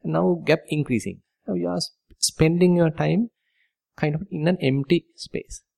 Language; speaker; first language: English; non-native, local second language; Sinhala